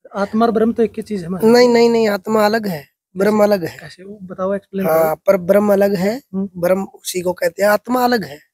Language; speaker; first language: Hindi; native; Hindi